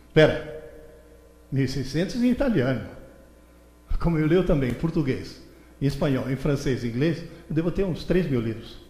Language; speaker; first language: Portuguese; early bilingual, other home language; Italian